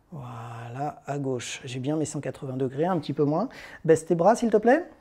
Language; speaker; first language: French; native; French